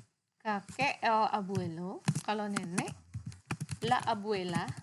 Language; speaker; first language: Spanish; non-native, learner; Indonesian